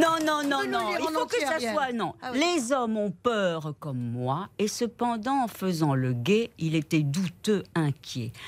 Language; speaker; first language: French; non-native, fluent; Spanish